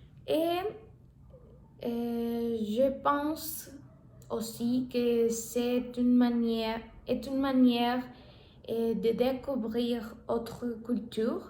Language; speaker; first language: French; non-native, learner; Spanish